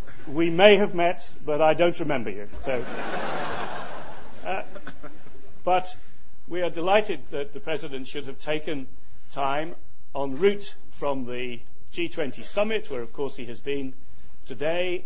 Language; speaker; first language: English; native; English